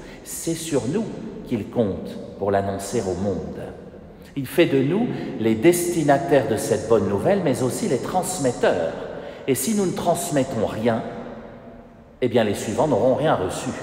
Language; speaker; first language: French; native; French